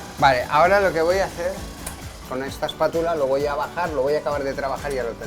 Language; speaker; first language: Spanish; native; Spanish